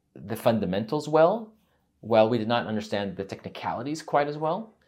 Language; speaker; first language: English; native; English